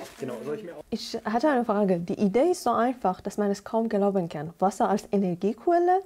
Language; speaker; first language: German; non-native, fluent; Persian